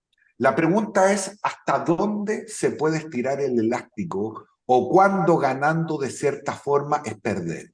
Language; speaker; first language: Spanish; native; Spanish